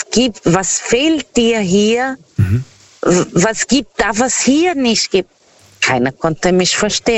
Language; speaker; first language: German; non-native, learner; Portuguese